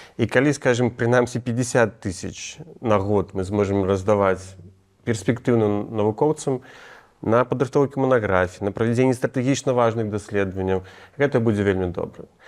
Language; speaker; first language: Belarusian; non-native, local second language; Russian